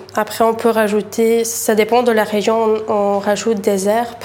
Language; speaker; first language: French; early bilingual, other home language; Bulgarian